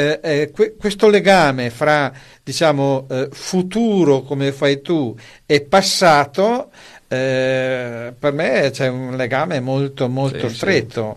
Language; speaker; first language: Italian; native; Italian